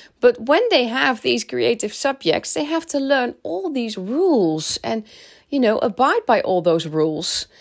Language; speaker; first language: English; non-native, fluent; Dutch